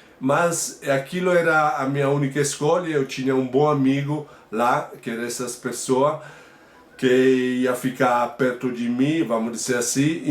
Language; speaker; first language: Portuguese; non-native, fluent; Italian